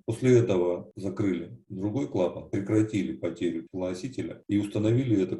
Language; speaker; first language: Russian; native; Russian